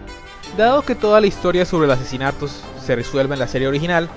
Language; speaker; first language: Spanish; native; Spanish